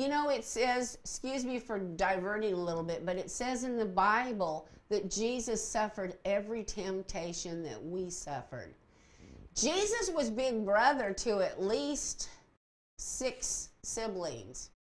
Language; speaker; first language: English; native; English